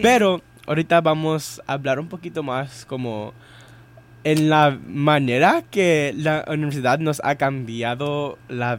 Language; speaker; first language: Spanish; early bilingual, heritage; Spanish